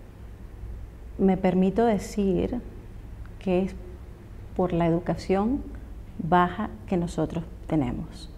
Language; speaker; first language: Spanish; native; Spanish